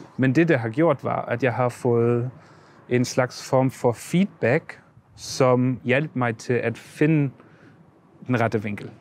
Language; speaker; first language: Danish; early bilingual, other home language; German